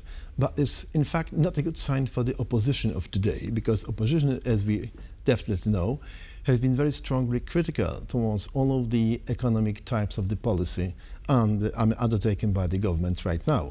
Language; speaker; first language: English; non-native, fluent; Polish